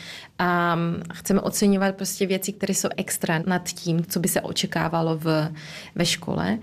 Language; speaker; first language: Czech; early bilingual, heritage; Czech